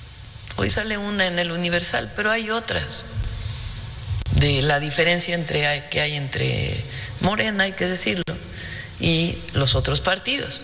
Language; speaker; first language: Spanish; native; Spanish